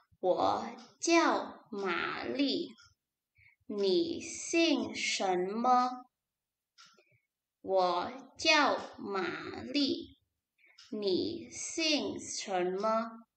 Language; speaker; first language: Chinese; non-native, fluent; Indonesian